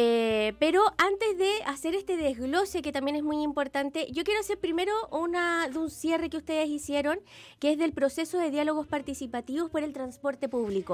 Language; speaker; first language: Spanish; native; Spanish